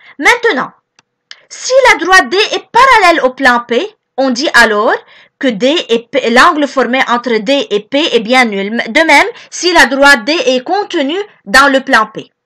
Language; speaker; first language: French; non-native, local second language; Arabic